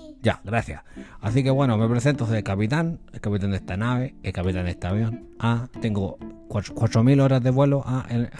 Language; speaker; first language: Spanish; native; Spanish